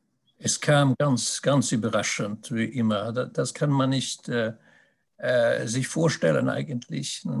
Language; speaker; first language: German; non-native, fluent; Swedish